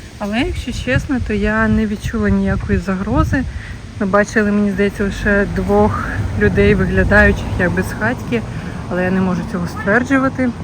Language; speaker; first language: Ukrainian; native; Ukrainian